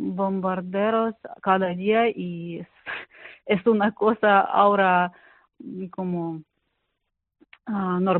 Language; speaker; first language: Spanish; non-native, learner; Ukrainian